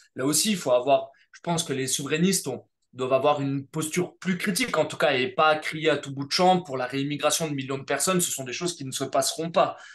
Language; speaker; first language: French; native; French